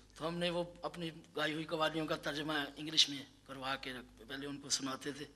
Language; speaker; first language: Urdu; non-native, local second language; Punjabi